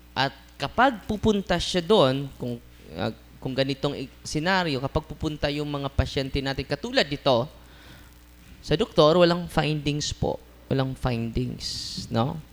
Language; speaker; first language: Filipino; non-native, local second language; Cebuano